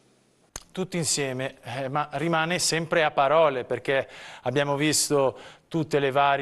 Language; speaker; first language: Italian; native; Italian